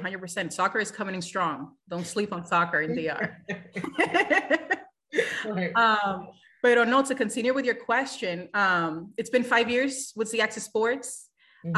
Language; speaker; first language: English; non-native, fluent; Spanish